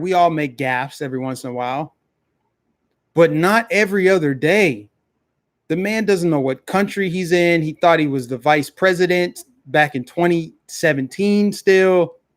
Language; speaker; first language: English; native; English